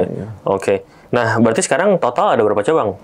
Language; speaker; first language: Indonesian; native; Indonesian